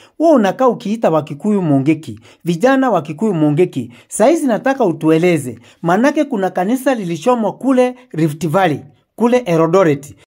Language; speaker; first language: Swahili; non-native, local second language; Meru